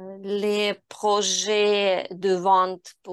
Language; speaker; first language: French; non-native, learner; Ukrainian